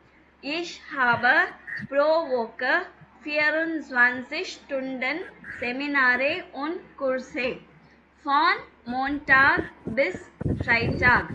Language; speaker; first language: German; non-native, fluent; Tamil